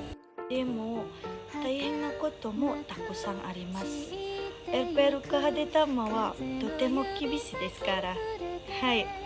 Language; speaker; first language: Japanese; non-native, learner; Indonesian